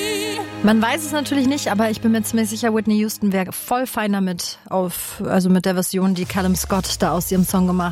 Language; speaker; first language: German; native; German